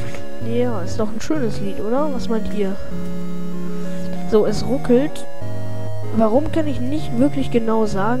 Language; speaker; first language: German; native; German